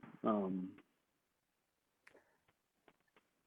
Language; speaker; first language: Spanish; non-native, local second language; English